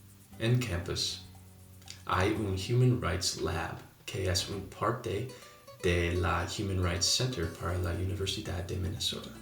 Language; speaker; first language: Spanish; non-native, learner; English